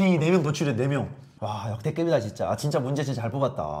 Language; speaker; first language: Korean; native; Korean